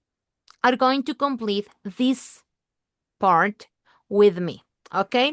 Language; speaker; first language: English; non-native, learner; Spanish